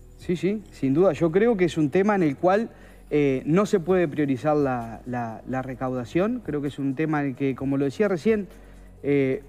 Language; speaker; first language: Spanish; native; Spanish